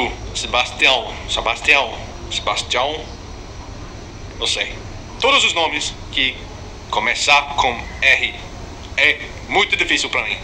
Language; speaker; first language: Portuguese; non-native, learner; English